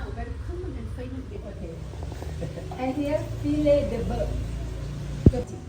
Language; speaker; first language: English; non-native, learner; Vietnamese